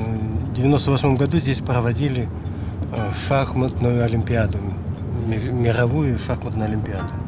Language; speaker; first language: Russian; native; Russian